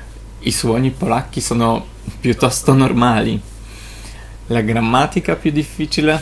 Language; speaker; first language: Italian; non-native, fluent; Polish